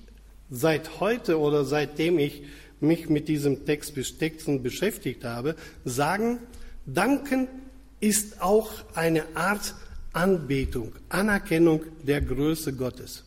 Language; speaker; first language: German; non-native, fluent; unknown